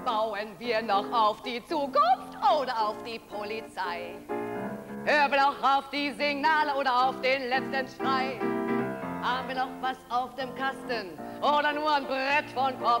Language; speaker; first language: German; native; German